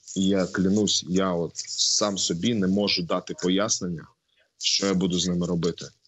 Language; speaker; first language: Ukrainian; non-native, local second language; Russian